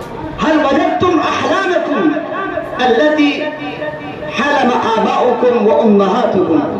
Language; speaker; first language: Arabic; non-native, fluent; Urdu